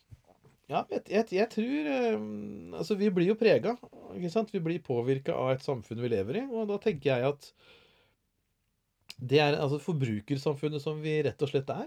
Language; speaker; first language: Norwegian; native; Norwegian